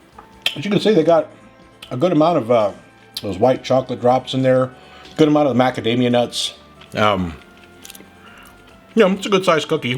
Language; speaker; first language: English; native; English